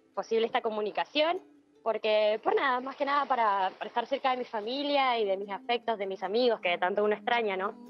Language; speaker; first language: Spanish; native; Spanish